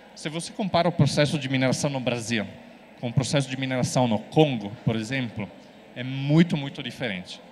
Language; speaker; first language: Portuguese; non-native, fluent; Italian